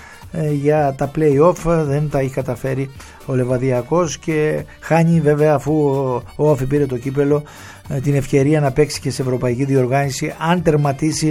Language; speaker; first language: Greek; native; Greek